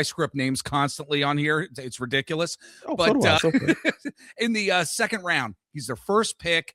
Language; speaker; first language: English; native; English